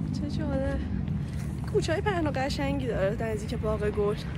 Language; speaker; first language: Persian; native; Persian